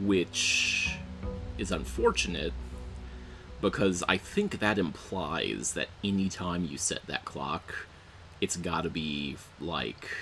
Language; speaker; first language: English; native; English